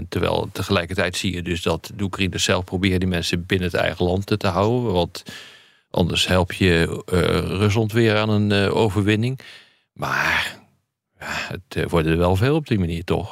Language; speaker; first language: Dutch; native; Dutch